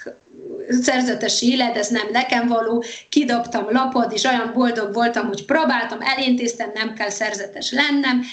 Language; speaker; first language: Hungarian; non-native, fluent; Polish